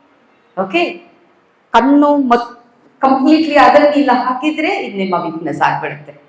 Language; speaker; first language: Kannada; non-native, local second language; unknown